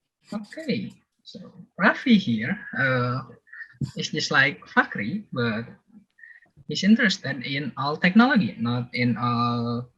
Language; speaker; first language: English; non-native, learner; Indonesian